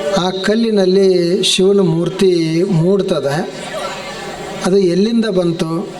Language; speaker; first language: Kannada; native; Kannada